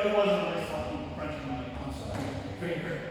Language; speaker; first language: English; native; English